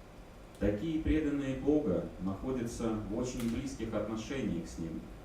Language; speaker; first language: Russian; native; Russian